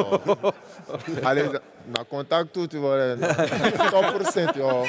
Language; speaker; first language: Czech; non-native, learner; French